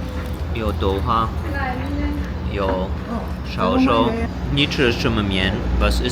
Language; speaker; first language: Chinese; non-native, learner; German